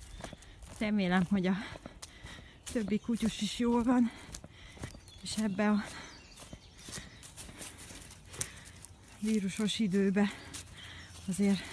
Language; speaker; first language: Hungarian; native; Hungarian